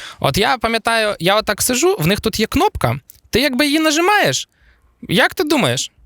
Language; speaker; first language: Ukrainian; non-native, local second language; Russian